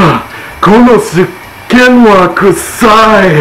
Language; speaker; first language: Japanese; non-native, learner; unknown